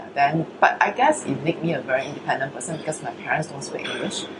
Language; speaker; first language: English; early bilingual, other home language; Chinese